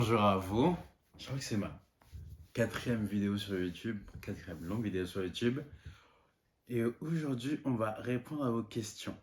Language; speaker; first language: French; non-native, local second language; Malagasy